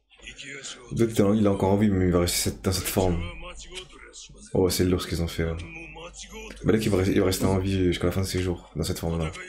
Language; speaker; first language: French; native; French